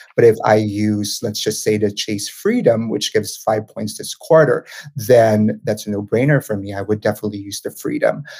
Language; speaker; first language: English; non-native, local second language; Filipino